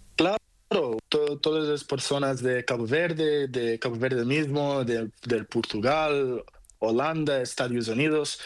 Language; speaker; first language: Spanish; non-native, learner; Portuguese